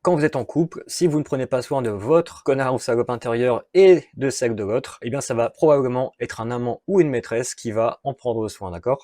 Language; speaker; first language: French; native; French